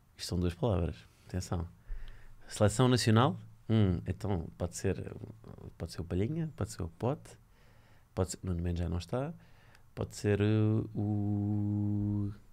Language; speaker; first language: Portuguese; native; Portuguese